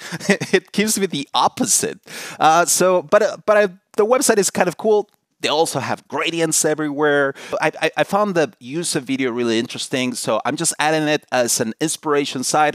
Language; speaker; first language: English; non-native, fluent; Spanish